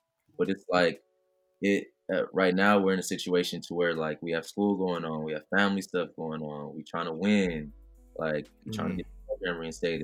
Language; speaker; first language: English; native; English